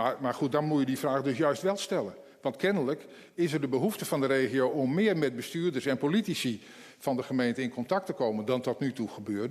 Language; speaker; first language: Dutch; non-native, local second language; Western Frisian